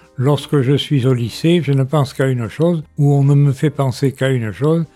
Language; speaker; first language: French; native; French